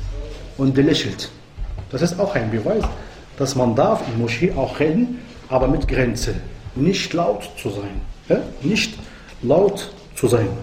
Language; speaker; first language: German; non-native, fluent; Arabic